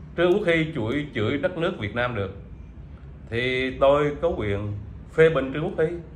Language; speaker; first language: Vietnamese; native; Vietnamese